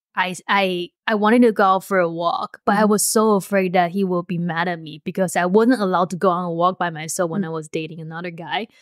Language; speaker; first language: English; non-native, fluent; Chinese